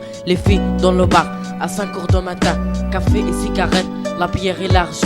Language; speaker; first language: French; non-native, learner; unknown